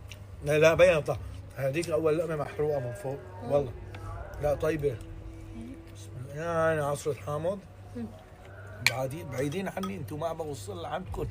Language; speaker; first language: Arabic; native; Arabic